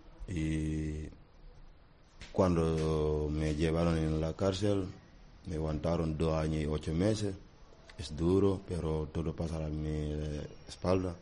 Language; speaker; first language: Spanish; non-native, learner; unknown